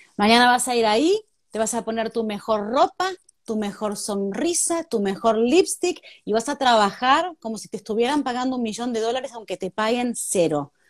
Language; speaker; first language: Spanish; native; Spanish